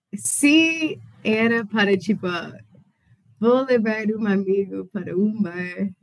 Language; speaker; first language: Portuguese; non-native, fluent; English